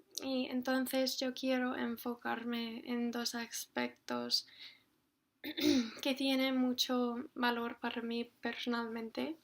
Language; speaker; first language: Spanish; non-native, fluent; English